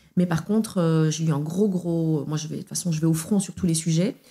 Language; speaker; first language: French; native; French